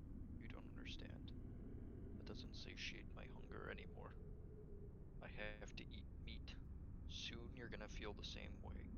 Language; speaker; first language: English; native; English